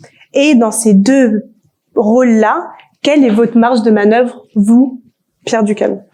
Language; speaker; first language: French; native; French